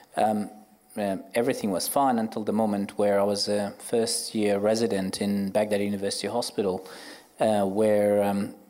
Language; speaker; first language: English; non-native, fluent; Arabic